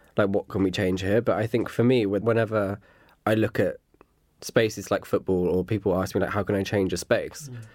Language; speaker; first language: English; native; English